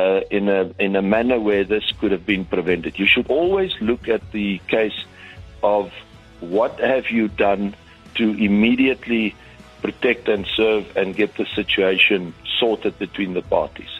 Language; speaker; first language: English; non-native, local second language; Afrikaans